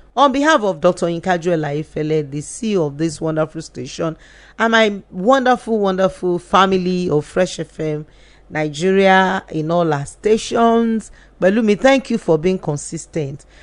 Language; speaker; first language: English; non-native, local second language; Yoruba